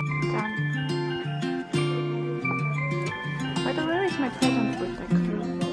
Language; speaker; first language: English; non-native, learner; Korean